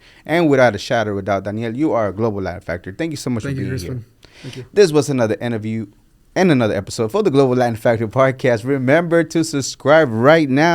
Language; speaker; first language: English; early bilingual, other home language; Spanish